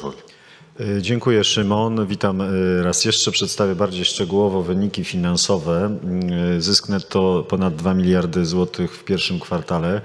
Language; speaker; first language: Polish; native; Polish